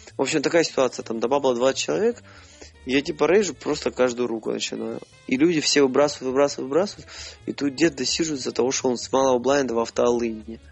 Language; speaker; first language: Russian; native; Russian